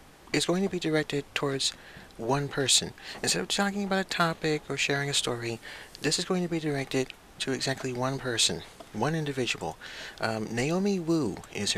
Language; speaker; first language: English; native; English